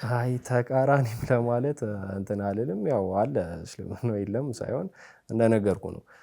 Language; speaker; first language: Amharic; native; Amharic